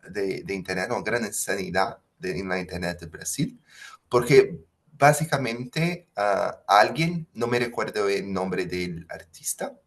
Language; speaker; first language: Spanish; non-native, fluent; Portuguese